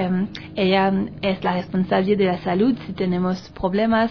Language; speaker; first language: Spanish; non-native, learner; French